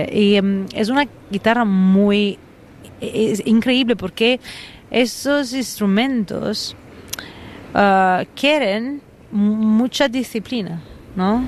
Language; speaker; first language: Spanish; non-native, fluent; Italian